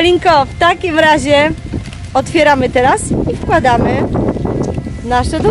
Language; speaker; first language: Polish; native; Polish